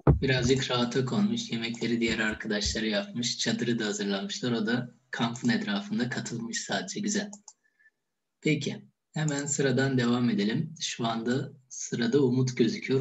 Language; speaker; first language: Turkish; native; Turkish